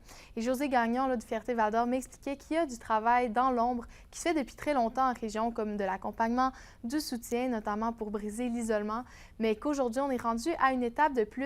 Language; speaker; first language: French; native; French